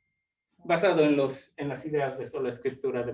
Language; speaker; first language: Spanish; early bilingual, other home language; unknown